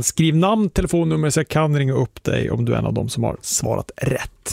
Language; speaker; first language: Swedish; native; Swedish